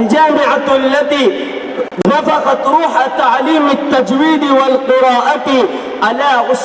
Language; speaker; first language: Arabic; non-native, fluent; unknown